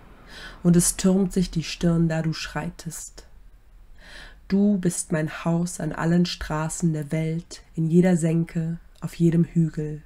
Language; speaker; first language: German; native; German